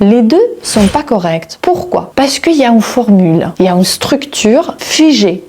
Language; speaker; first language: French; non-native, fluent; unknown